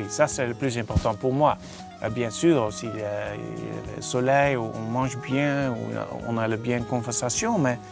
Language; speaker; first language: French; non-native, learner; Dutch